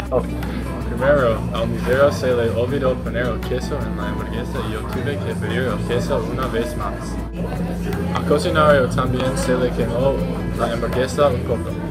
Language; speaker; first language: Spanish; non-native, learner; English